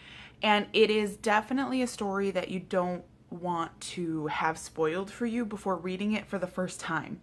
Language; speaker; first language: English; native; English